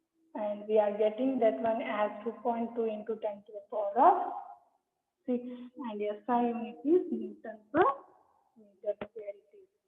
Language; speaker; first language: English; non-native, local second language; Kannada